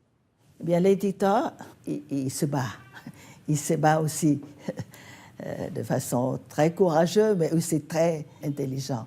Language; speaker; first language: French; non-native, fluent; Vietnamese